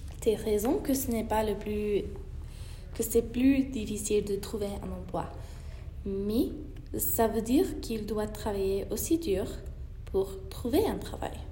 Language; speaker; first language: French; non-native, learner; English